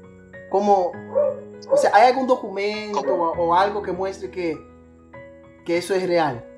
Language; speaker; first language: Spanish; native; Spanish